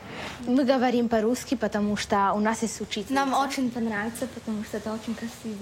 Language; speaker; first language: Russian; non-native, learner; French